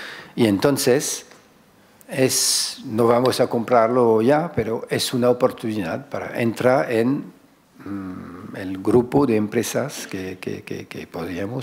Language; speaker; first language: Spanish; non-native, fluent; French